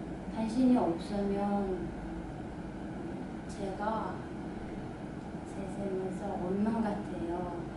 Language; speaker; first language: Korean; non-native, learner; Mongolian